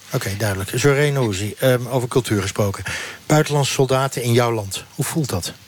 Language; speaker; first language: Dutch; native; Dutch